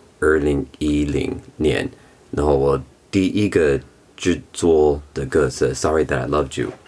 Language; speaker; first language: Chinese; non-native, learner; English